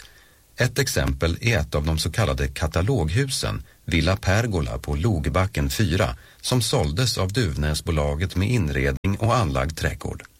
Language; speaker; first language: Swedish; native; Swedish